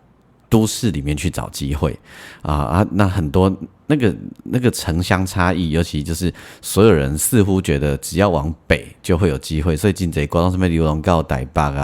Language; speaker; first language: Chinese; native; Chinese